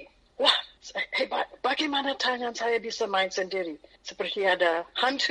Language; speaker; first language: Indonesian; non-native, fluent; English